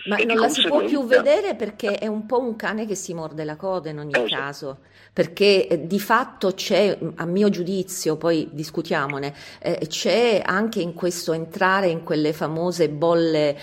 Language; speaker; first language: Italian; native; Italian